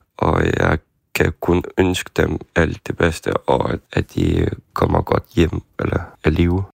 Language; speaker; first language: Danish; non-native, fluent; Ukrainian